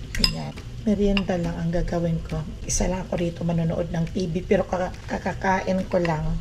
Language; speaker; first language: Filipino; non-native, local second language; Aklanon